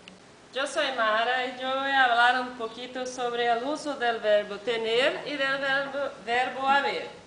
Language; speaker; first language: Spanish; non-native, learner; Portuguese